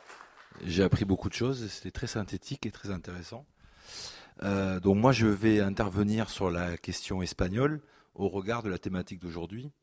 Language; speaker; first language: French; native; French